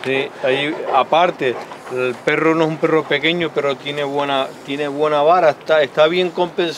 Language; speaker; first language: Spanish; native; Spanish